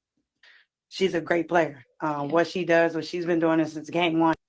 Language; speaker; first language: English; native; English